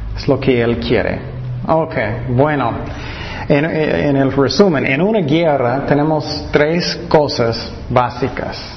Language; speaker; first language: Spanish; non-native, fluent; English